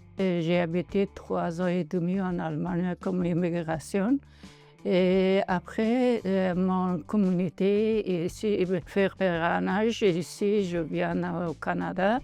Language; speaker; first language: French; non-native, learner; Persian